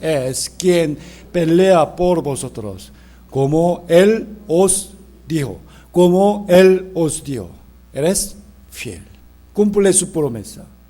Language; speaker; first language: Spanish; non-native, fluent; Korean